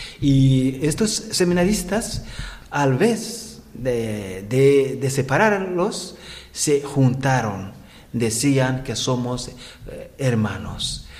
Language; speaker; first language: Spanish; non-native, learner; Rundi